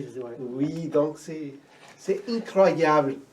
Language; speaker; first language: French; non-native, fluent; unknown